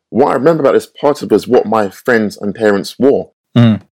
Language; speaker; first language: English; native; English